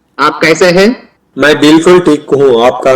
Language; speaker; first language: Hindi; non-native, learner; Telugu